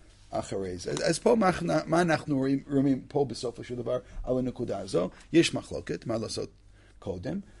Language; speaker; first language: Hebrew; non-native, fluent; English